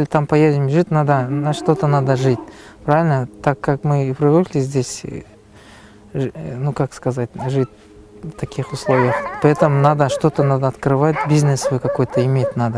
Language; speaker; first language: Russian; non-native, local second language; Kyrgyz